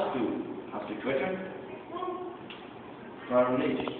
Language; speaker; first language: German; non-native, learner; English